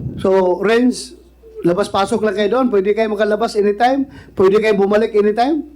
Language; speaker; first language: Filipino; non-native, local second language; Cebuano